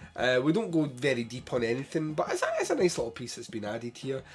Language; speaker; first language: English; native; English